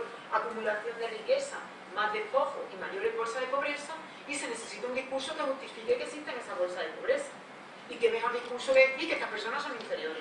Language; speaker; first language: Spanish; native; Spanish